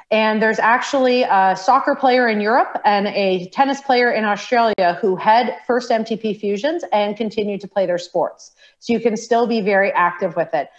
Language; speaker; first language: English; native; English